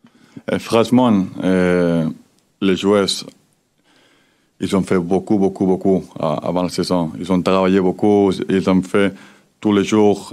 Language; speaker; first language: French; non-native, fluent; Spanish